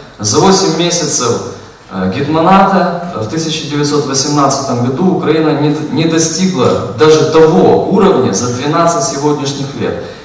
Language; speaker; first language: Russian; non-native, local second language; Ukrainian